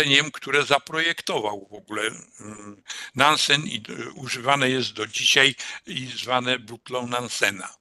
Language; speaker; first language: Polish; native; Polish